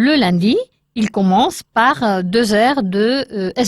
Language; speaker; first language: French; non-native, learner; Spanish